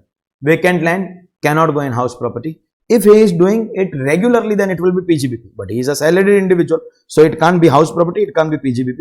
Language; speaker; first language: English; non-native, local second language; Hindi